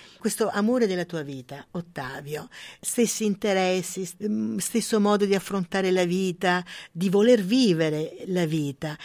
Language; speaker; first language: Italian; native; Italian